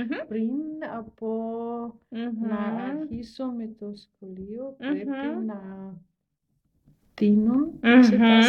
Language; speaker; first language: Greek; non-native, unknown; German